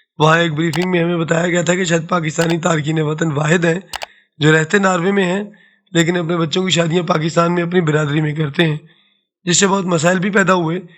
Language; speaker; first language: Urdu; non-native, local second language; Saraiki